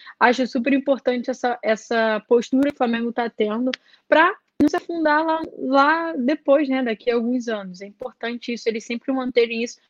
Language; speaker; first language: Portuguese; native; Portuguese